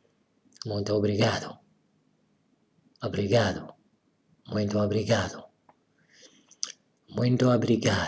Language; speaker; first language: Portuguese; non-native, learner; French